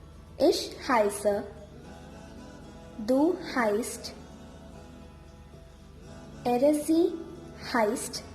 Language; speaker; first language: German; non-native, learner; Hindi